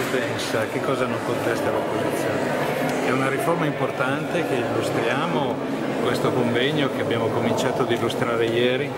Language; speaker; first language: Italian; native; Italian